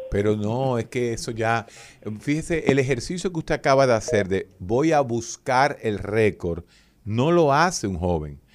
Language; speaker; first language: Spanish; native; Spanish